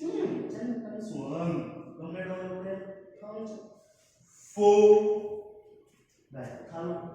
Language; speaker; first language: Vietnamese; non-native, learner; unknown